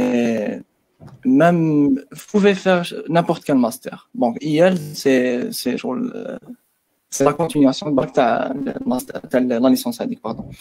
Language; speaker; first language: French; non-native, local second language; Arabic